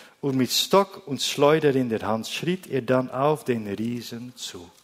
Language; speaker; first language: German; non-native, learner; Dutch